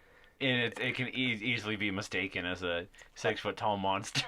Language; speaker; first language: English; native; English